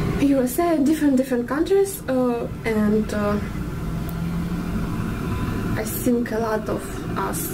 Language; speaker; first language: English; non-native, learner; Russian